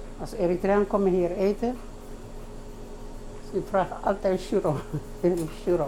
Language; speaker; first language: Dutch; non-native, learner; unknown